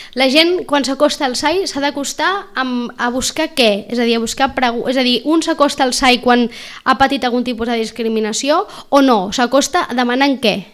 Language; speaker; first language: Catalan; native; Catalan